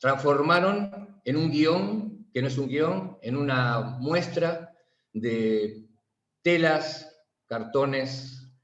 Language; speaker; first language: Spanish; native; Spanish